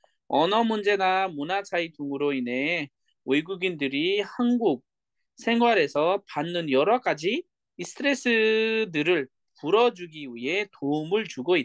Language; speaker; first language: Korean; non-native, fluent; Nepali